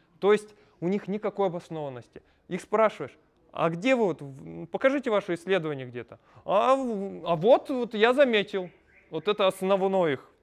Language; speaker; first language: Russian; native; Russian